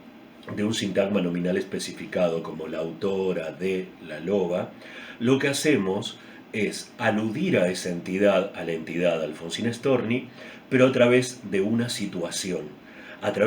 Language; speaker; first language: Spanish; native; Spanish